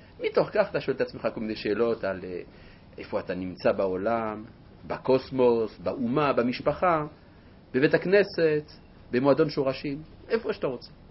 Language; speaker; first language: Hebrew; non-native, fluent; French